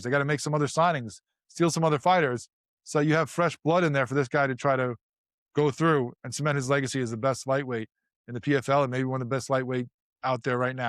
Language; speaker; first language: English; native; English